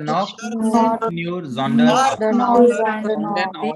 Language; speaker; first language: German; non-native, learner; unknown